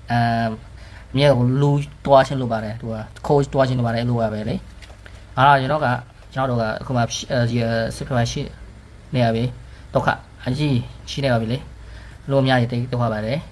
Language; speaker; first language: Burmese; non-native, learner; Khmer